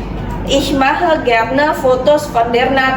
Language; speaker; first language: German; non-native, fluent; Indonesian